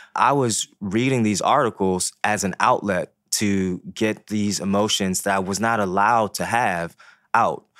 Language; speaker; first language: English; early bilingual, other home language; Haitian Creole